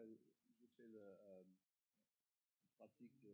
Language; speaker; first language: French; non-native, learner; English